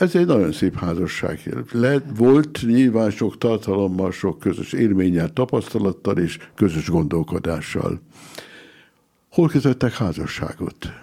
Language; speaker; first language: Hungarian; native; Hungarian